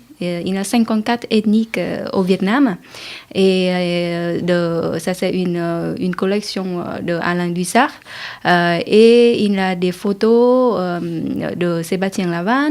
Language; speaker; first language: French; non-native, learner; Vietnamese